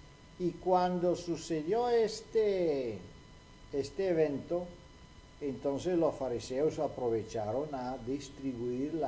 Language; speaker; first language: Spanish; non-native, fluent; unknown